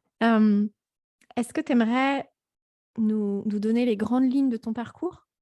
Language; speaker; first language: French; native; French